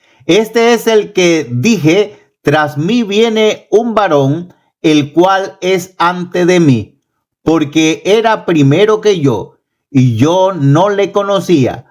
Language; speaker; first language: Spanish; native; Spanish